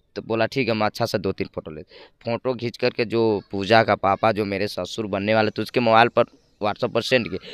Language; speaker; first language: Hindi; native; Hindi